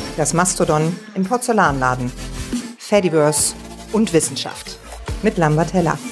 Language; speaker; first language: German; native; German